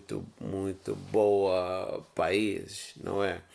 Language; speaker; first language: Portuguese; non-native, learner; English